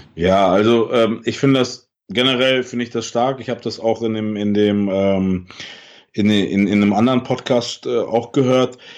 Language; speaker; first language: German; early bilingual, other home language; Russian